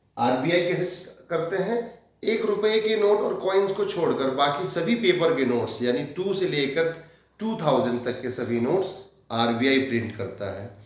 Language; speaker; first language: Hindi; native; Hindi